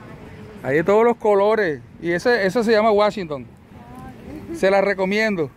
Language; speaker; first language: Spanish; native; Spanish